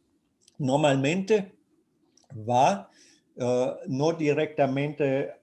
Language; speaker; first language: Spanish; non-native, fluent; German